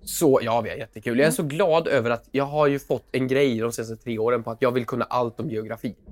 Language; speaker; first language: Swedish; native; Swedish